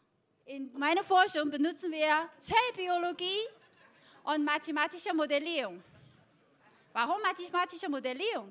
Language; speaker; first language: German; non-native, fluent; Chinese